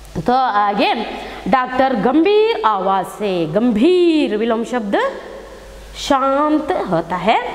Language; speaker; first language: Hindi; non-native, local second language; Kannada